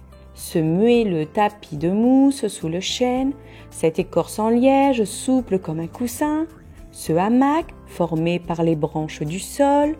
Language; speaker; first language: French; native; French